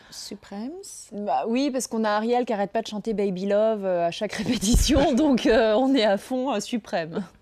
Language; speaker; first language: French; native; French